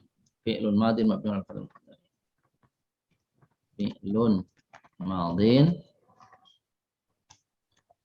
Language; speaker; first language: Arabic; non-native, fluent; Indonesian